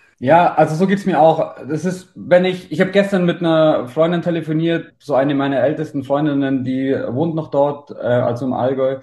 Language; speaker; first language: German; native; German